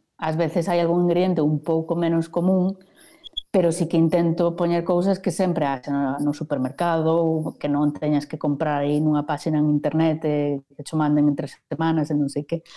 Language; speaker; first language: Galician; non-native, local second language; Spanish